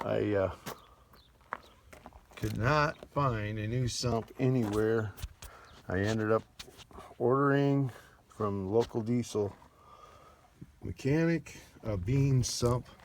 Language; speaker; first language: English; native; English